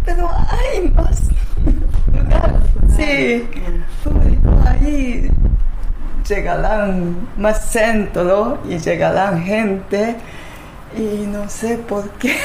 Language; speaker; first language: Spanish; non-native, learner; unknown